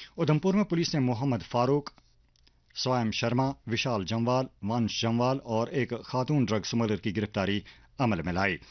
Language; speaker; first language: Urdu; non-native, local second language; Kashmiri